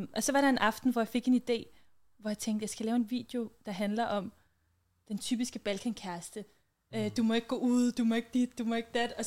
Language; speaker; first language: Danish; early bilingual, other home language; Bosnian